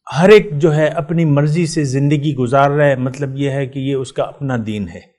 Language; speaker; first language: Urdu; non-native, local second language; Pashto